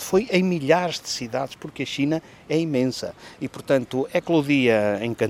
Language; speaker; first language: Portuguese; native; Portuguese